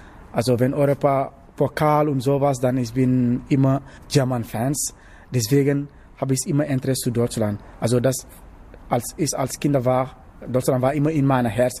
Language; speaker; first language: German; non-native, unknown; Wolof